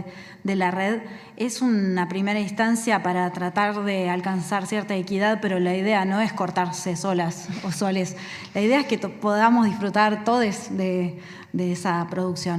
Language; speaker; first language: Spanish; native; Spanish